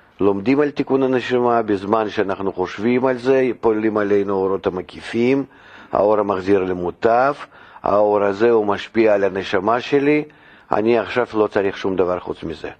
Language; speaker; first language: Hebrew; non-native, fluent; Russian